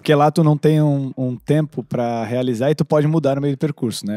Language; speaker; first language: Portuguese; native; Portuguese